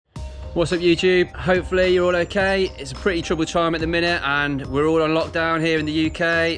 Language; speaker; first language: English; native; English